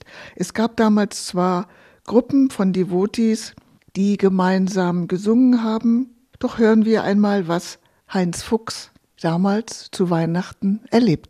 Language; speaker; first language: German; native; German